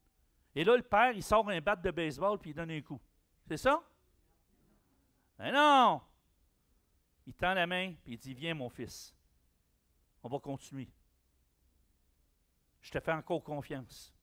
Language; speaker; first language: French; native; French